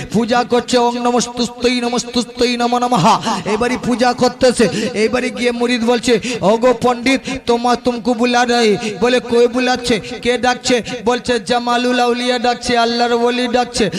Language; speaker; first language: Bangla; non-native, local second language; Urdu